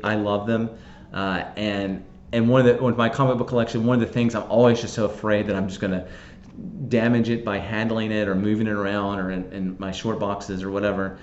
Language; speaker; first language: English; native; English